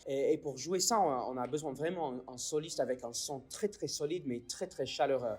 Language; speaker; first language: French; non-native, fluent; English